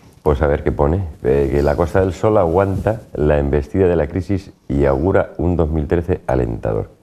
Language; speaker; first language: Spanish; native; Spanish